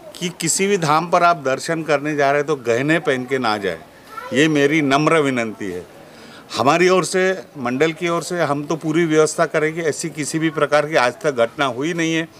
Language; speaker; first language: Hindi; non-native, local second language; Sindhi